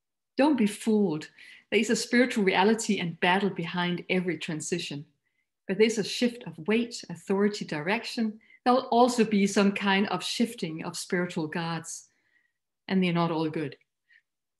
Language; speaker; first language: English; non-native, fluent; Danish